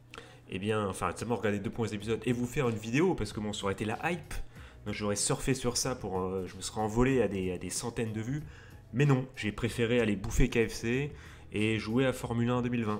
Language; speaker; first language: French; native; French